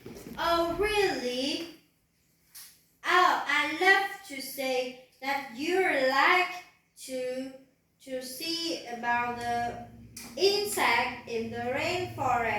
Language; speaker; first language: English; non-native, learner; Vietnamese